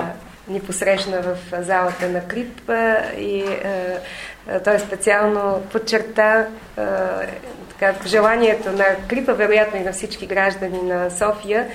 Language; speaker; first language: Bulgarian; native; Bulgarian